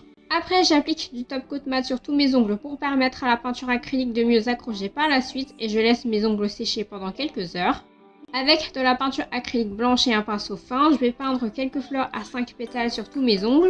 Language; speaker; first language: French; native; French